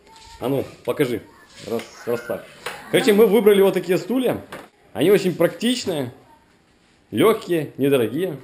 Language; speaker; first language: Russian; native; Russian